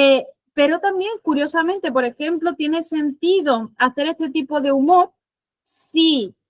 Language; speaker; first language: Spanish; native; Spanish